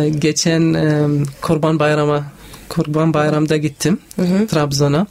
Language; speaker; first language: Turkish; non-native, learner; Arabic